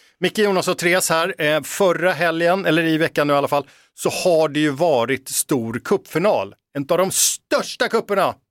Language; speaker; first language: Swedish; native; Swedish